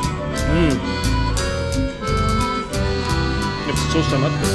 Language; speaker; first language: French; native; French